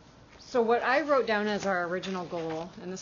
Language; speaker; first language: English; native; English